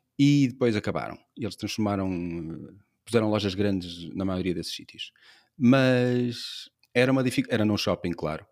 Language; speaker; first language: Portuguese; native; Portuguese